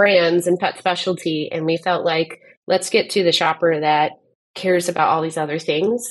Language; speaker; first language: English; native; English